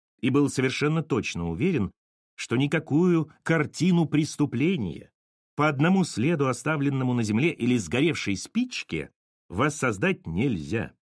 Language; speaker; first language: Russian; native; Russian